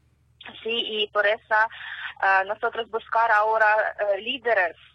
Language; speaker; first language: Spanish; non-native, learner; Ukrainian